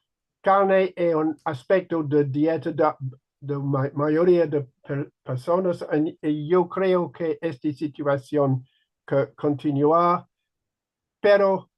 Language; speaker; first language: Spanish; non-native, learner; English